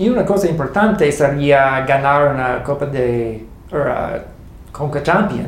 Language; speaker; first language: Spanish; non-native, learner; English